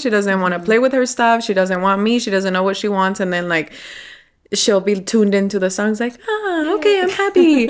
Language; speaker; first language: English; early bilingual, other home language; Spanish